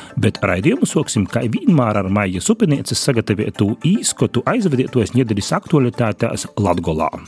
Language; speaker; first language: Latvian; native; Latvian